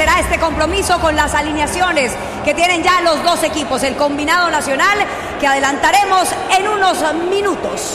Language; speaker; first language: Spanish; native; Spanish